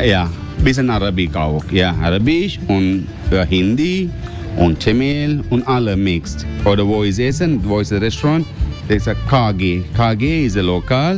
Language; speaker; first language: German; non-native, learner; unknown